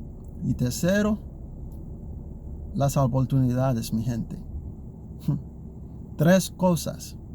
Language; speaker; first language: Spanish; non-native, learner; Haitian Creole